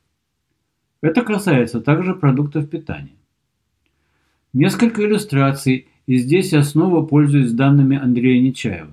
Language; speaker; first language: Russian; native; Russian